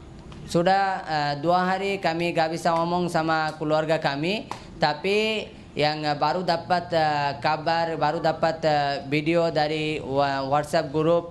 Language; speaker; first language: Indonesian; non-native, learner; Rohingya